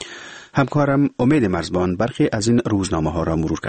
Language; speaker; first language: Persian; native; Persian